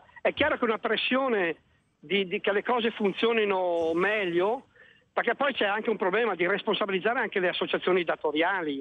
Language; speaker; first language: Italian; native; Italian